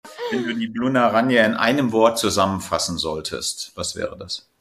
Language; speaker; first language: German; native; German